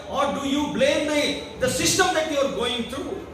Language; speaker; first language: English; non-native, local second language; Kannada